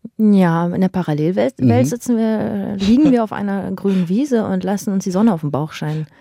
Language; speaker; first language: German; early bilingual, other home language; Persian